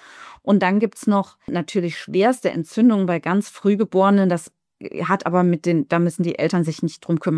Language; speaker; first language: German; native; German